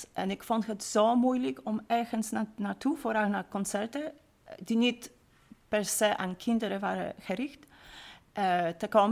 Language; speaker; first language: Dutch; non-native, fluent; Polish